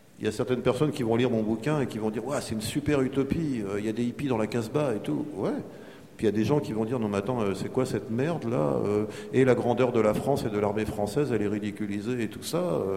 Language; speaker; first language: French; native; French